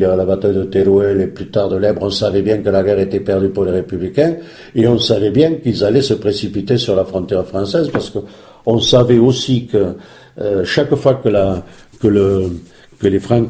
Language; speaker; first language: French; early bilingual, other home language; Spanish